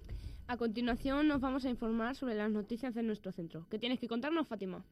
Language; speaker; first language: Spanish; native; Spanish